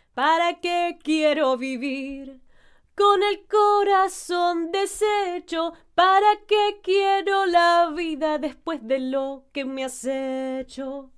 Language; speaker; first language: Spanish; native; Spanish